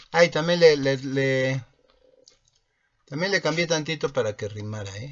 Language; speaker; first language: Spanish; native; Spanish